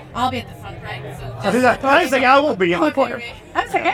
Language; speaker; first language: English; native; English